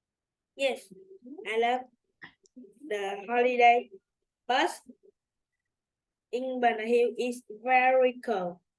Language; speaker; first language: English; non-native, learner; Vietnamese